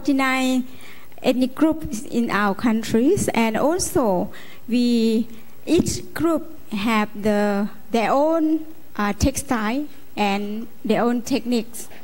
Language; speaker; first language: English; non-native, learner; Lao